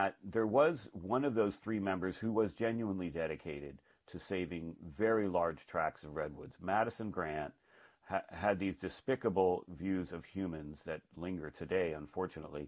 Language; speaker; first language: English; native; English